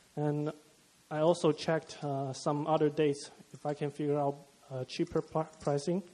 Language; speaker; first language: English; non-native, fluent; Chinese